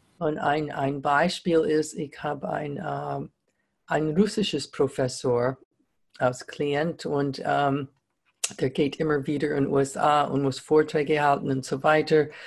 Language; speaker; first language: German; non-native, fluent; English